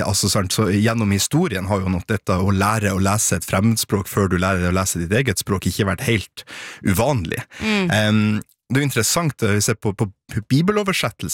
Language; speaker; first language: Norwegian; native; Norwegian